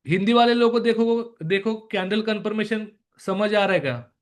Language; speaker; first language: Hindi; non-native, local second language; Marathi